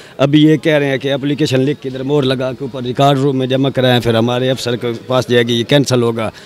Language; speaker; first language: Urdu; non-native, local second language; Punjabi